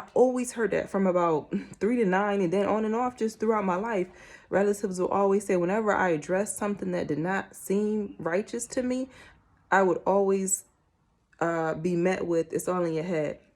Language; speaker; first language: English; native; English